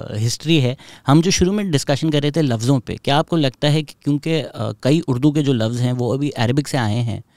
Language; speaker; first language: Urdu; native; Urdu